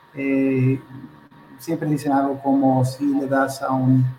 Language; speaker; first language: Spanish; non-native, fluent; Hebrew